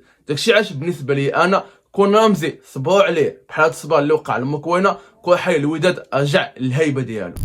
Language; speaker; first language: Arabic; native; Arabic